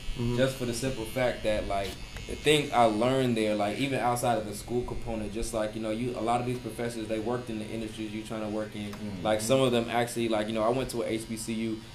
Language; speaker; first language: English; native; English